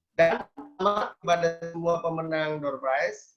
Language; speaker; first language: Indonesian; native; Indonesian